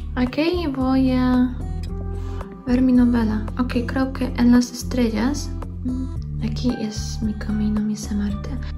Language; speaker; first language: Spanish; non-native, learner; Polish